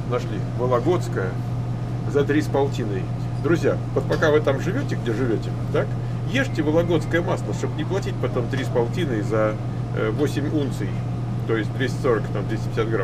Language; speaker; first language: Russian; native; Russian